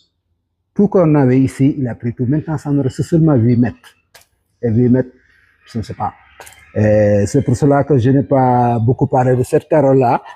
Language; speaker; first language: French; non-native, local second language; Wolof